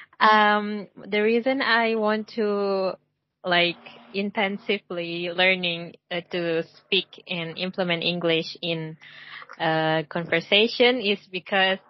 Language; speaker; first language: English; non-native, learner; Indonesian